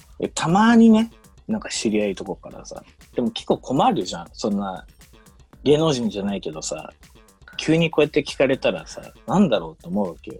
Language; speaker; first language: Japanese; native; Japanese